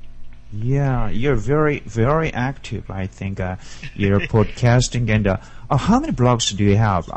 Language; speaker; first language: English; non-native, learner; Japanese